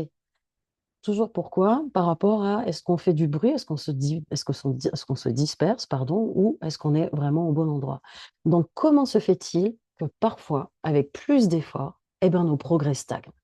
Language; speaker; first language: French; native; French